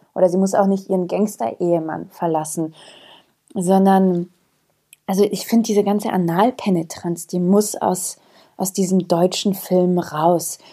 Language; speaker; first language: German; early bilingual, other home language; Croatian